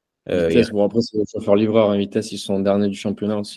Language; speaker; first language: French; native; French